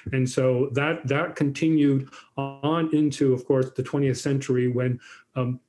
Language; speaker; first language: English; native; English